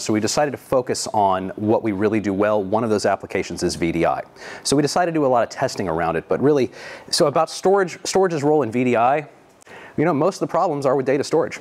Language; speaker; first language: English; native; English